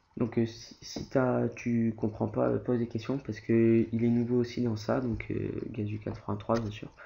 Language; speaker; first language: French; native; French